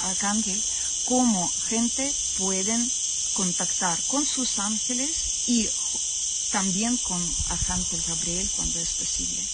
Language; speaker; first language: Spanish; non-native, learner; Ukrainian